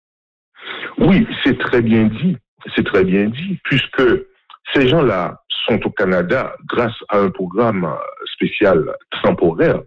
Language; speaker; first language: French; non-native, local second language; Haitian Creole